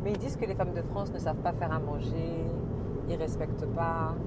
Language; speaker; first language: French; native; French